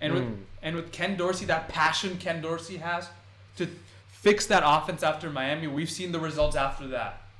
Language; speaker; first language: English; native; English